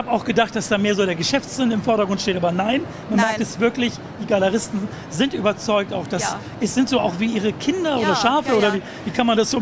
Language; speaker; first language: German; native; German